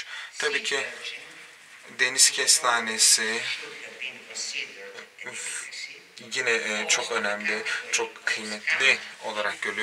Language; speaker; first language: Turkish; native; Turkish